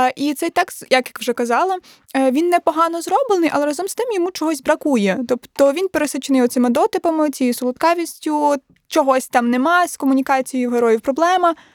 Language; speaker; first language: Ukrainian; native; Ukrainian